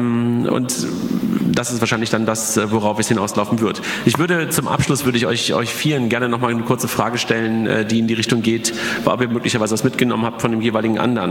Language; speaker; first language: German; native; German